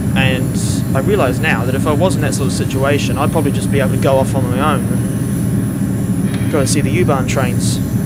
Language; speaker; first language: English; native; English